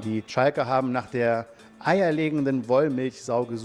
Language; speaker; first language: German; native; German